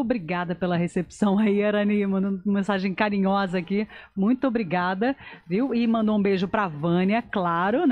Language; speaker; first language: Portuguese; native; Portuguese